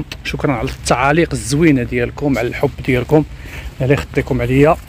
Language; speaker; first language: Arabic; native; Arabic